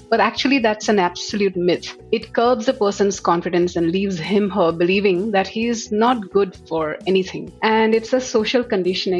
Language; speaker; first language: English; non-native, local second language; Assamese